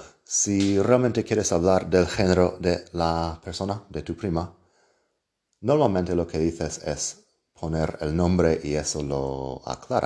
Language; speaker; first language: Spanish; non-native, fluent; English